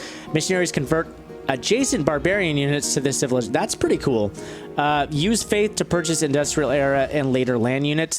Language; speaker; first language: English; native; English